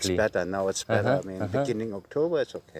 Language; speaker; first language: English; non-native, learner; German